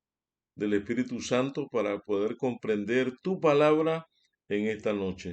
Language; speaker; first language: Spanish; native; Spanish